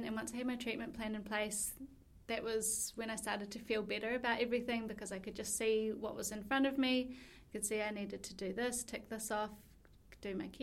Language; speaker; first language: English; native; English